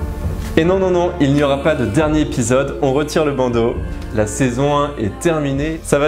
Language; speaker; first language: French; native; French